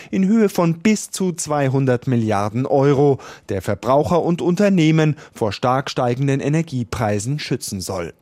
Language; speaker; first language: German; native; German